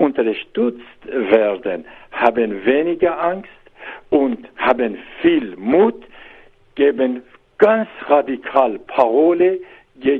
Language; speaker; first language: German; non-native, learner; Persian